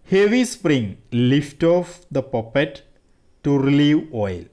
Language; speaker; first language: English; non-native, local second language; Malayalam